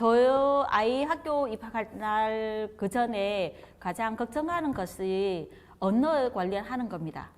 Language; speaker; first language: Korean; non-native, learner; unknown